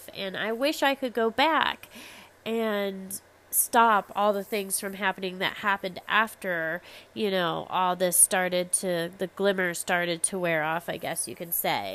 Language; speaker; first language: English; native; English